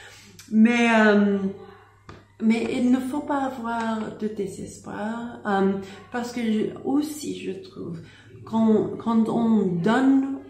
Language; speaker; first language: French; non-native, learner; English